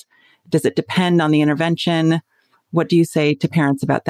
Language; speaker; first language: English; native; English